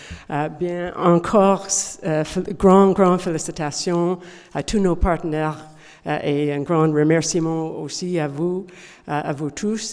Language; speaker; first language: French; non-native, learner; English